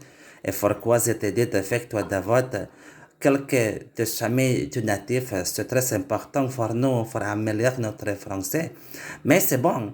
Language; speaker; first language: French; non-native, learner; Indonesian